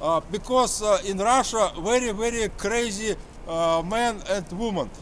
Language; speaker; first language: English; non-native, learner; Russian